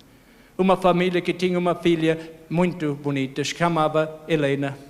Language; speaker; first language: Portuguese; non-native, fluent; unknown